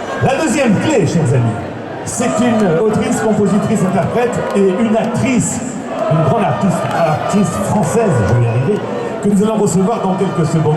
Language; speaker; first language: French; native; French